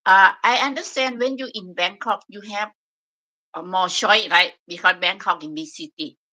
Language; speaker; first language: English; non-native, learner; Thai